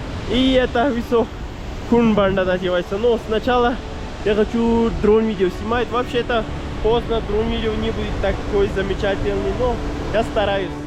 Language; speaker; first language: Russian; non-native, learner; Urdu